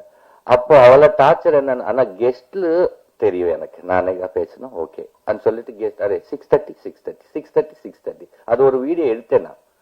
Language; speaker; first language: Tamil; non-native, learner; Telugu